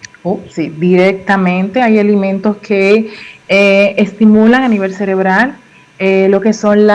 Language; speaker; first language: Spanish; native; Spanish